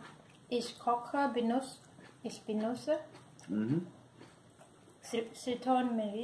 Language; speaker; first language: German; non-native, learner; Thai